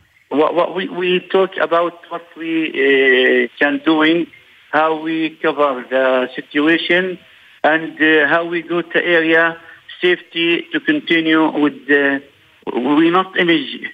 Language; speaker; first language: English; non-native, learner; Arabic